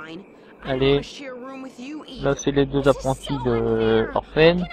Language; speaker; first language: French; native; French